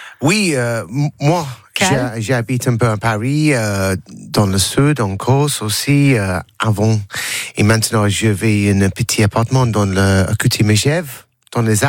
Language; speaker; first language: French; non-native, learner; English